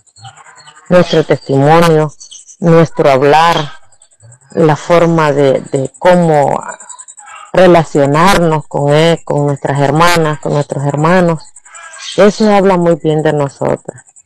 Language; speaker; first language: Spanish; native; Spanish